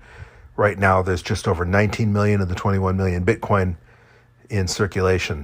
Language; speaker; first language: English; native; English